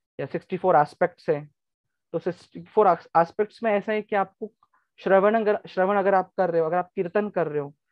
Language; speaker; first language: Hindi; non-native, local second language; Gujarati